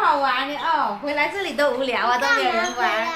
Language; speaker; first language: Chinese; native; Chinese